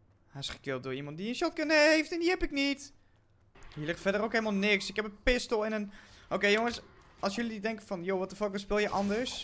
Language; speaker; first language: Dutch; native; Dutch